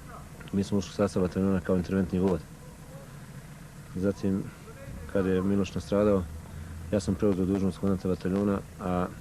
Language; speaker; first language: Bosnian; native; Bosnian